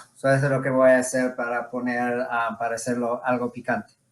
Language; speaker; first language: Spanish; non-native, fluent; English